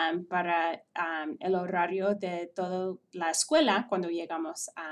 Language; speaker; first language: Spanish; non-native, fluent; English